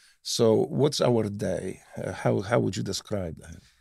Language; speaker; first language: English; non-native, fluent; Polish